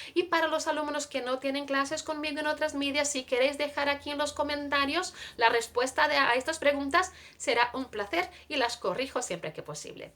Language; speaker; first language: Spanish; non-native, fluent; Portuguese